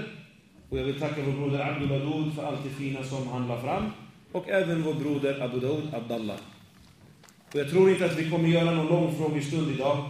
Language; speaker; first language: Swedish; native; Swedish